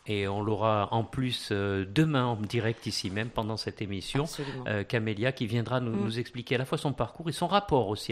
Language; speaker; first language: French; native; French